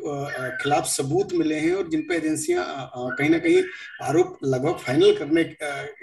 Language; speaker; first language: Hindi; native; Hindi